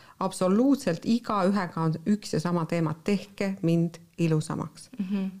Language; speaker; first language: Estonian; native; Estonian